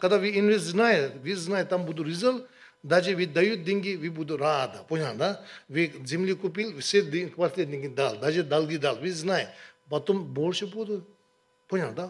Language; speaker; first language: Russian; non-native, learner; Tibetan